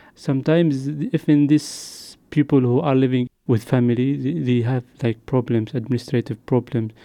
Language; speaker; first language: English; non-native, learner; Arabic